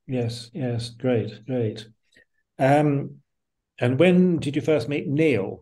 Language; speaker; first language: English; native; English